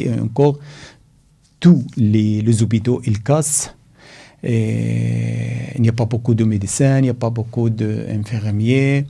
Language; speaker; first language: French; non-native, learner; Arabic